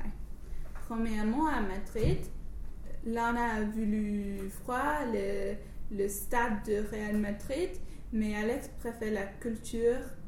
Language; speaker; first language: French; non-native, learner; English